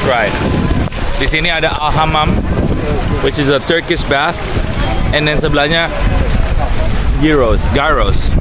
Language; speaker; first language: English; non-native, fluent; Indonesian